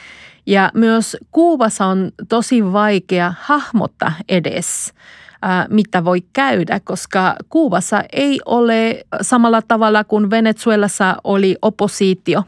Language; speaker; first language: Finnish; non-native, fluent; Spanish